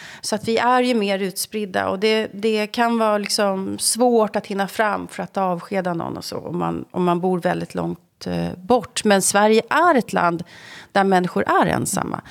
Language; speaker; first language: Swedish; native; Swedish